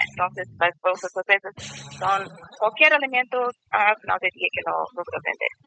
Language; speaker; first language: Spanish; non-native, learner; Portuguese